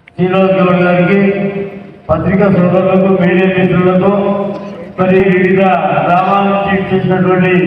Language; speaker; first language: Telugu; native; Telugu